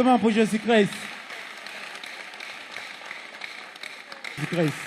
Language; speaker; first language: French; non-native, local second language; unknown